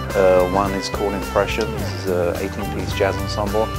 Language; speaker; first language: English; native; English